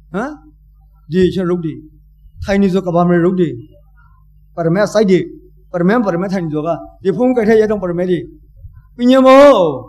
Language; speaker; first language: Burmese; native; Burmese